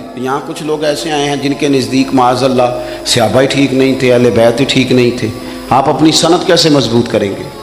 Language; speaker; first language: Urdu; non-native, local second language; Punjabi